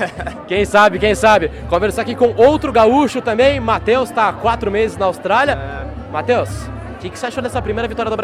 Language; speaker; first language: Portuguese; native; Portuguese